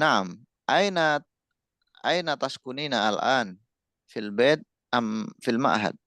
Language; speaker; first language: Arabic; non-native, fluent; Indonesian